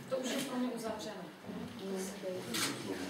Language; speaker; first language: German; non-native, fluent; Czech